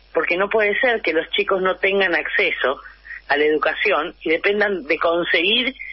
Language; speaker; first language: Spanish; native; Spanish